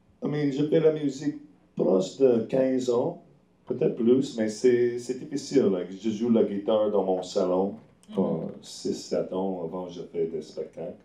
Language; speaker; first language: French; non-native, learner; English